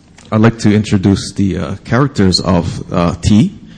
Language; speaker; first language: English; native; English